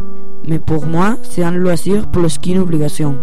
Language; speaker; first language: French; non-native, learner; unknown